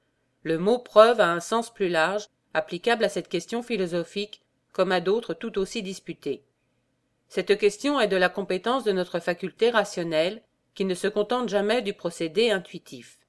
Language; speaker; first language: French; native; French